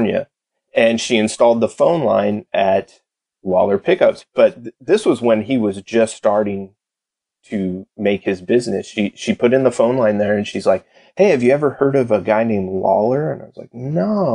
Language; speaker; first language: English; native; English